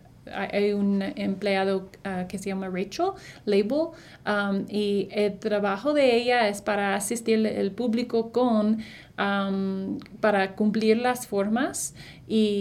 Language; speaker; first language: Spanish; non-native, fluent; English